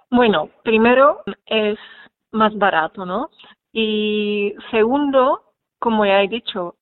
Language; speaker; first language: Spanish; non-native, fluent; Czech